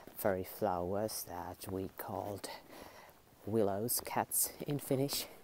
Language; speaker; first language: English; non-native, fluent; Finnish